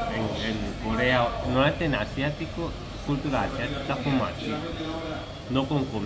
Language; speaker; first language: Spanish; non-native, learner; Korean